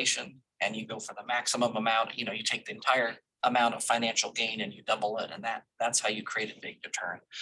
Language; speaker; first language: English; native; English